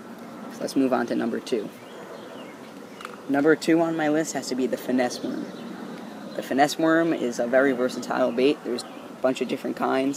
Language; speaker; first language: English; native; English